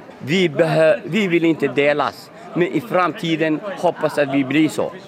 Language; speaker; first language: Swedish; non-native, fluent; Somali